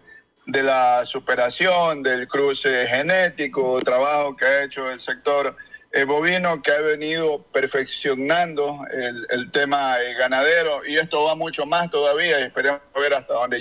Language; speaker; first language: Spanish; native; Spanish